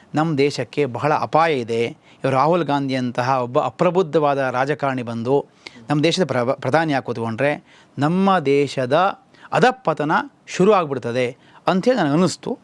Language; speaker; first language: Kannada; native; Kannada